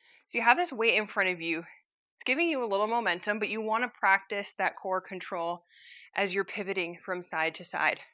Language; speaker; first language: English; native; English